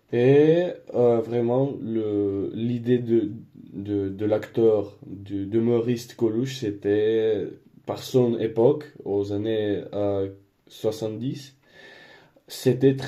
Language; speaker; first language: French; non-native, learner; Spanish